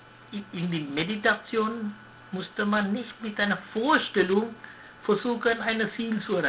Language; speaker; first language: German; non-native, learner; Sinhala